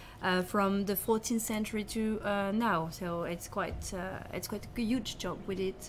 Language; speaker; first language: English; non-native, fluent; French